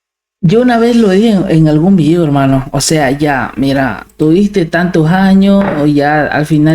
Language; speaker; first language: Spanish; native; Spanish